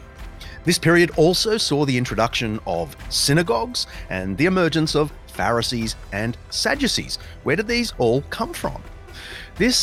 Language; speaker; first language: English; native; English